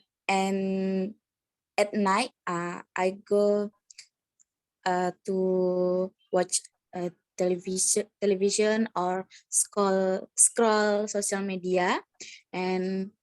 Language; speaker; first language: English; non-native, learner; Indonesian